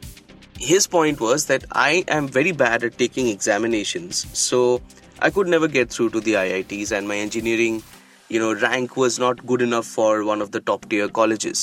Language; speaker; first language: English; non-native, local second language; Bangla